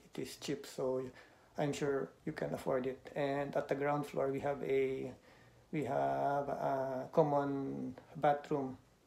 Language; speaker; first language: English; non-native, local second language; Filipino